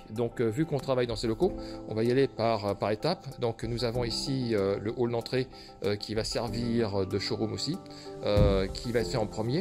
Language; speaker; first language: French; native; French